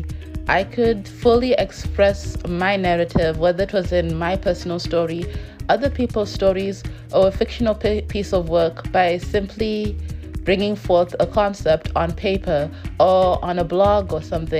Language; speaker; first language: English; non-native, local second language; Shona